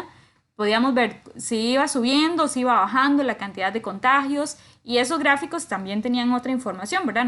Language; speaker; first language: Spanish; native; Spanish